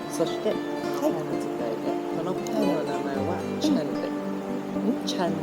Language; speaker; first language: Japanese; non-native, learner; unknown